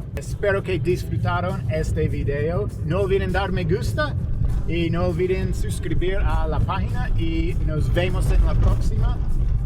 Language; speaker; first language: Spanish; non-native, fluent; English